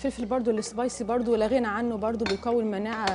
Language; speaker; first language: Arabic; native; Arabic